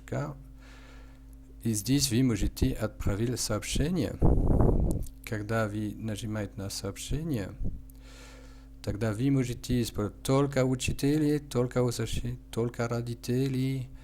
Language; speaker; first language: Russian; non-native, learner; French